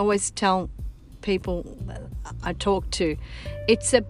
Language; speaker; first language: English; non-native, local second language; Sicilian